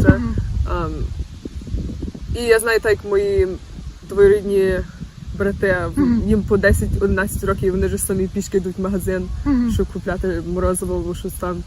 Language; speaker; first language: Ukrainian; early bilingual, other home language; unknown